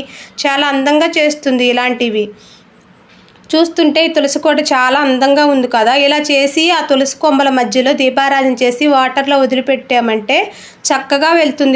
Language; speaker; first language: Telugu; native; Telugu